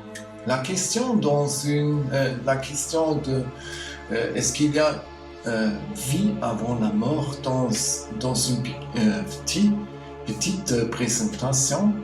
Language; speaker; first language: French; non-native, learner; German